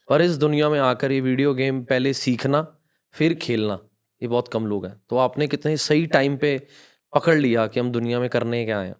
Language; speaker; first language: Hindi; non-native, local second language; Punjabi